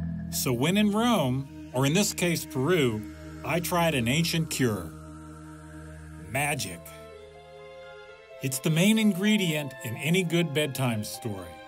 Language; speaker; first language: English; native; English